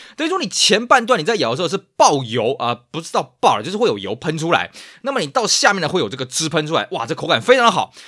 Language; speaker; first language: Chinese; native; Chinese